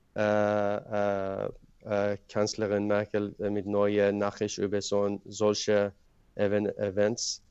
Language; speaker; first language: German; non-native, learner; Swedish